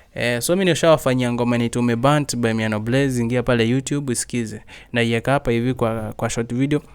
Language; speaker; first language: Swahili; native; Swahili